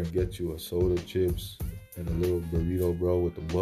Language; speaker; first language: English; early bilingual, other home language; Spanish